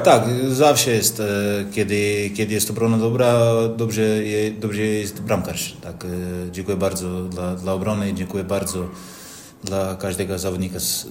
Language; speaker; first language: Polish; non-native, learner; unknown